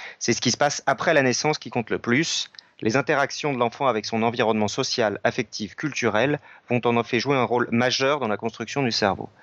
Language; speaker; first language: French; native; French